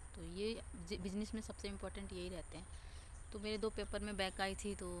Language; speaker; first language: Hindi; native; Hindi